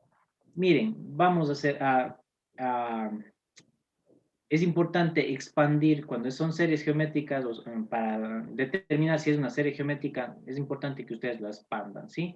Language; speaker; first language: Spanish; native; Spanish